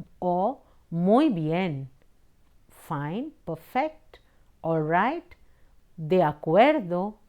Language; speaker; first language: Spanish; non-native, fluent; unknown